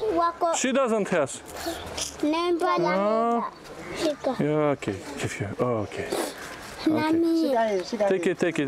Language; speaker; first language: English; non-native, learner; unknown